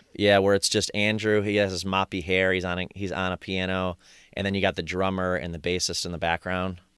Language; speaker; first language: English; native; English